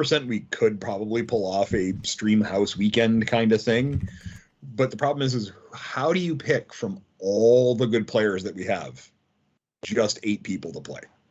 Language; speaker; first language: English; native; English